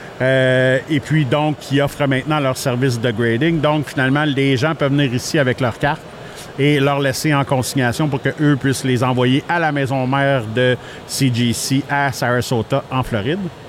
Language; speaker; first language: French; native; French